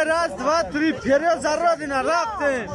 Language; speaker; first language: Russian; non-native, learner; Tajik